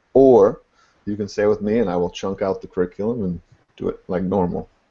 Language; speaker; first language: English; native; English